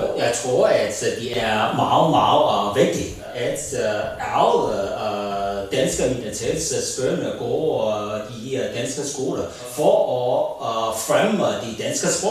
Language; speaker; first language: Danish; non-native, learner; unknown